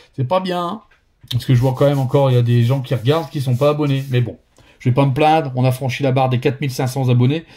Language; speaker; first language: French; native; French